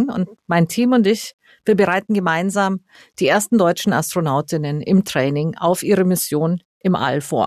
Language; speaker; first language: German; native; German